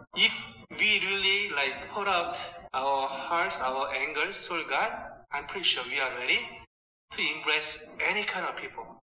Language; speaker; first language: English; non-native, fluent; Korean